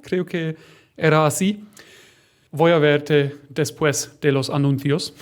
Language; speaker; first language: Spanish; non-native, fluent; German